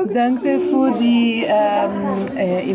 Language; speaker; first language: German; non-native, learner; Italian